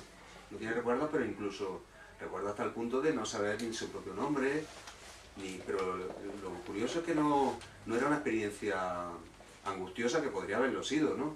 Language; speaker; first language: Spanish; native; Spanish